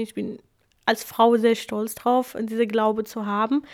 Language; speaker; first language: German; early bilingual, other home language; Kurdish